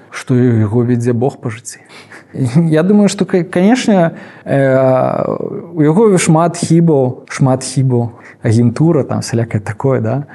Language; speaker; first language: Belarusian; non-native, local second language; Russian